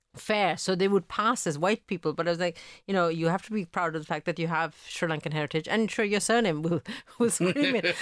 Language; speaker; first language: English; early bilingual, other home language; Italian